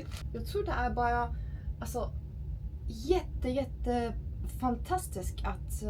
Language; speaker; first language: Swedish; non-native, learner; Turkish